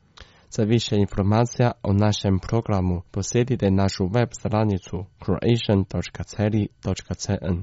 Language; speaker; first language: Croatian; non-native, fluent; Chinese